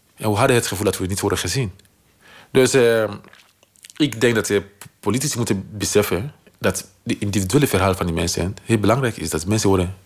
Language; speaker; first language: Dutch; non-native, fluent; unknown